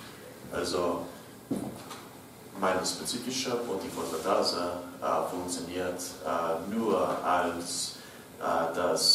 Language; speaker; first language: German; non-native, learner; English